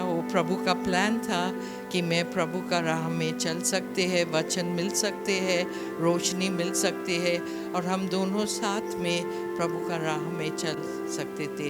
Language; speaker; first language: Hindi; non-native, local second language; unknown